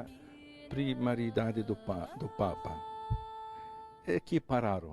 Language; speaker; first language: Portuguese; non-native, fluent; Arabic